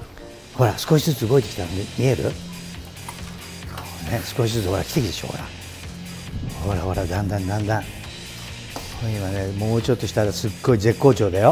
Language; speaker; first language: Japanese; native; Japanese